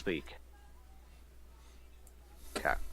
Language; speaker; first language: English; native; English